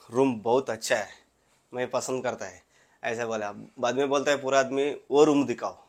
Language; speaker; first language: Hindi; non-native, local second language; Telugu